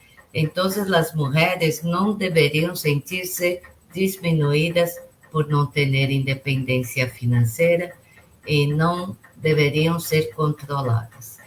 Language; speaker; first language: Spanish; non-native, local second language; Portuguese